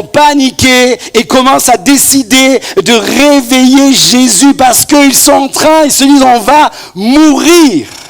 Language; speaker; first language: French; native; French